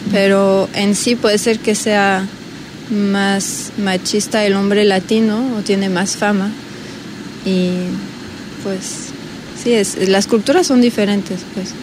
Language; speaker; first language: Spanish; non-native, fluent; French